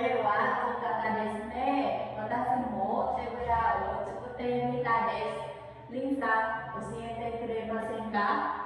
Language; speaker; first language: Japanese; non-native, learner; Vietnamese